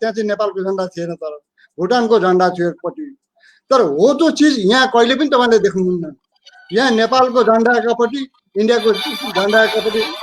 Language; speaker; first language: Nepali; native; Nepali